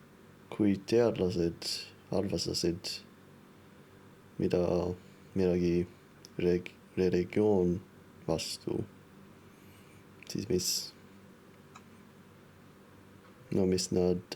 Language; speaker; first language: Estonian; non-native, learner; English